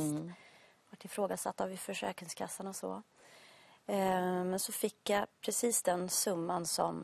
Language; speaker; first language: Swedish; native; Swedish